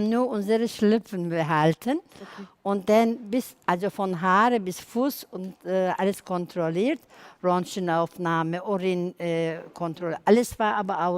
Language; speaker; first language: German; non-native, learner; Turkish